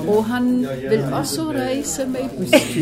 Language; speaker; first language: Norwegian; non-native, learner; German